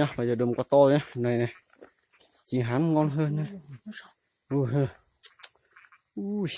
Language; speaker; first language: Vietnamese; non-native, local second language; Hmong